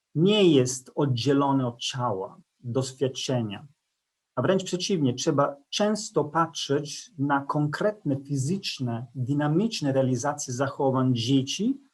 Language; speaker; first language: Polish; non-native, fluent; Italian